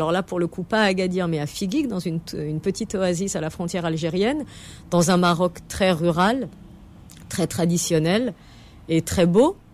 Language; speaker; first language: French; native; French